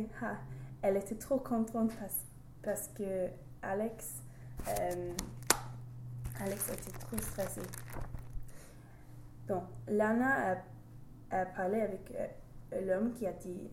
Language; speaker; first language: French; non-native, learner; English